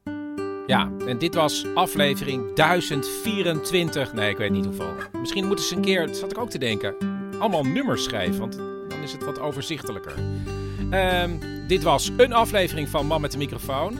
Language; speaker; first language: Dutch; native; Dutch